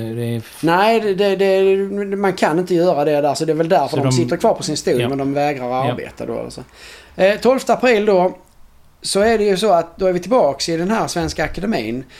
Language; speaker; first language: Swedish; native; Swedish